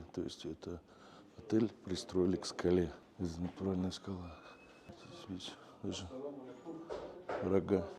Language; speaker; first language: Russian; native; Russian